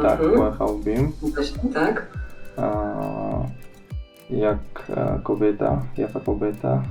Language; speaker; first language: Polish; non-native, learner; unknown